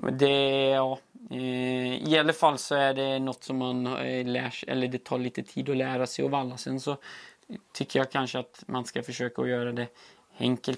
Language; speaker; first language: Swedish; native; Swedish